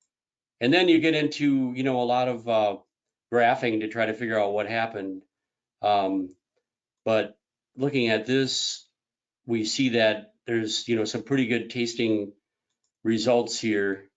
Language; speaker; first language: English; native; English